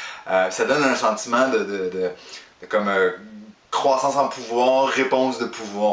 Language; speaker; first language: French; native; French